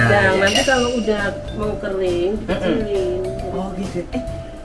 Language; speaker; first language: Indonesian; native; Indonesian